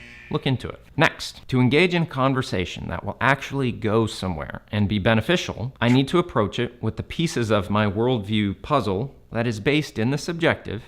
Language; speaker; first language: English; native; English